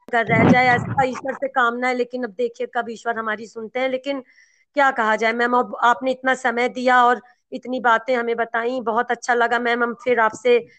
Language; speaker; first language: Hindi; native; Hindi